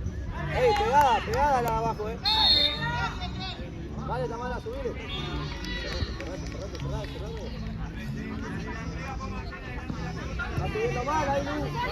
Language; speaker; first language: Spanish; native; Spanish